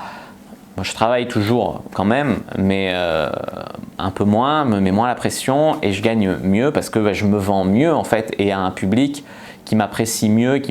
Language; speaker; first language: French; native; French